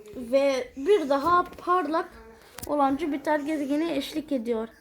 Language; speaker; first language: Turkish; non-native, fluent; Arabic